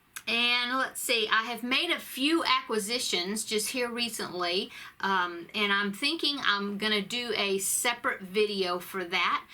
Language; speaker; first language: English; native; English